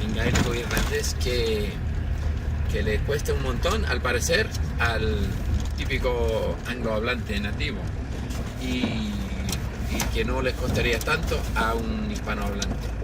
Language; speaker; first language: Spanish; non-native, fluent; English